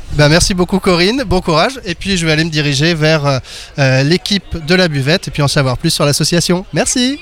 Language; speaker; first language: French; native; French